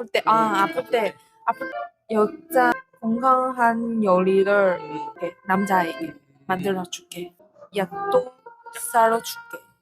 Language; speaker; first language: Korean; non-native, learner; Chinese